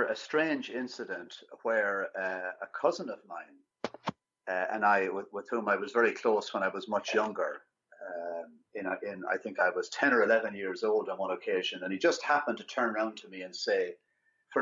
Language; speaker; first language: English; native; English